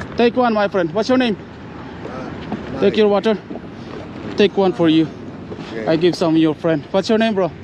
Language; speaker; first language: English; non-native, learner; Filipino